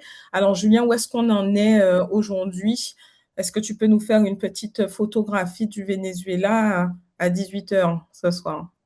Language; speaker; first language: French; native; French